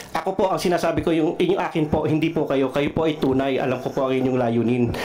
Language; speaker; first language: Filipino; non-native, local second language; Cebuano